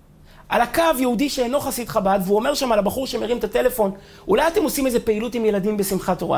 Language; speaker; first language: Hebrew; native; Hebrew